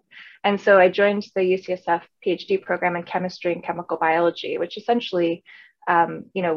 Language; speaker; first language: English; native; English